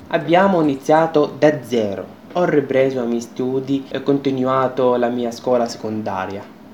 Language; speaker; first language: Italian; non-native, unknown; Arabic